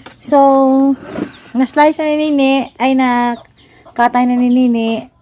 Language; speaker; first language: Filipino; native; Filipino